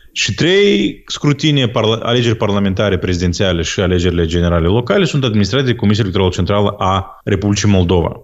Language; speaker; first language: Romanian; non-native, local second language; Gagauz